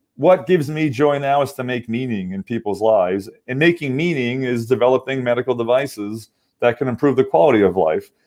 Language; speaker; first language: English; native; English